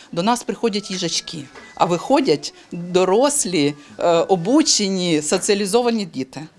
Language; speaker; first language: Ukrainian; native; Ukrainian